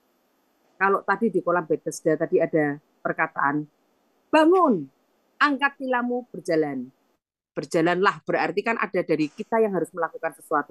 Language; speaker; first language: Indonesian; native; Indonesian